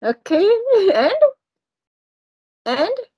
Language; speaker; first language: English; non-native, learner; Marathi